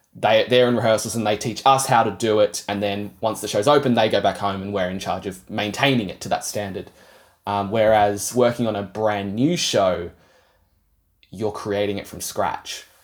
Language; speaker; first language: English; native; English